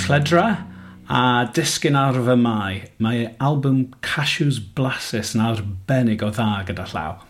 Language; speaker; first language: Welsh; non-native, fluent; English